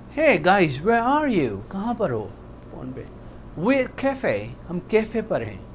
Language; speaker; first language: Urdu; native; Urdu